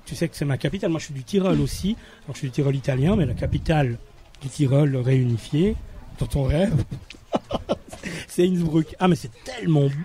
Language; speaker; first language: French; native; French